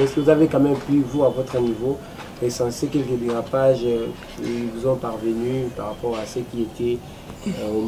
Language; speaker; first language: French; non-native, local second language; Lingala